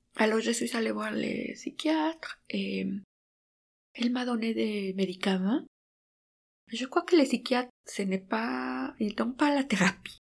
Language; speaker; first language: French; non-native, fluent; Spanish